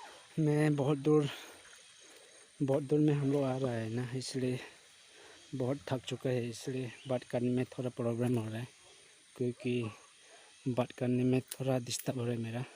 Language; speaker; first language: Hindi; non-native, local second language; Kok Borok